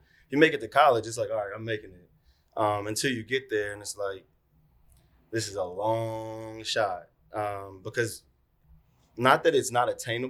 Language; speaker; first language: English; native; English